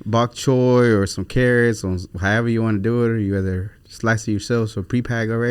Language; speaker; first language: English; early bilingual, other home language; Spanish